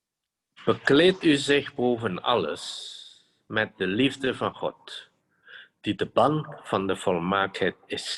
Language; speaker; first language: Dutch; non-native, fluent; Indonesian